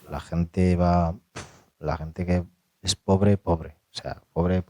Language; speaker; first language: Spanish; non-native, fluent; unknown